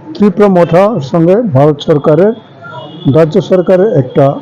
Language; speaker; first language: Bangla; non-native, local second language; Kok Borok